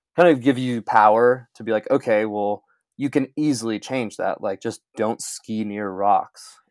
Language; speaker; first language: English; native; English